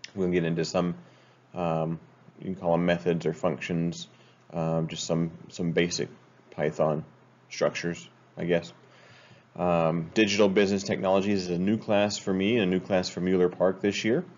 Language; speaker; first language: English; native; English